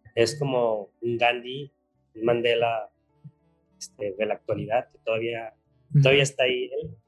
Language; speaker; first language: Spanish; native; Spanish